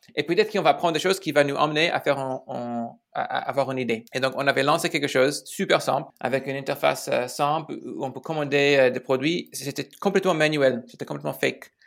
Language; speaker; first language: French; non-native, fluent; English